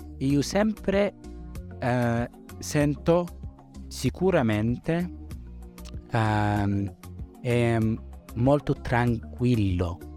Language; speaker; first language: Italian; non-native, learner; Arabic